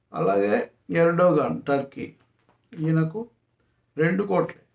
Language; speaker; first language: Telugu; native; Telugu